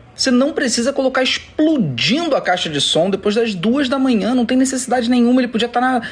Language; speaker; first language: Portuguese; native; Portuguese